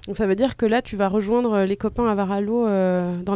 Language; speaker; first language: French; native; French